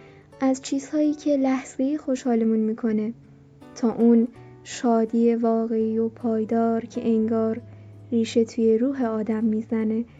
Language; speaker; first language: Persian; native; Persian